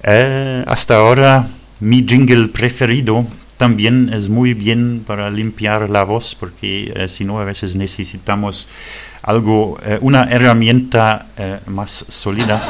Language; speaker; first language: Spanish; non-native, fluent; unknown